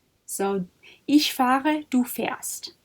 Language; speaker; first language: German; non-native, fluent; English